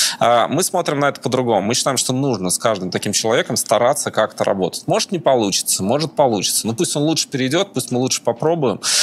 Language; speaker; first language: Russian; native; Russian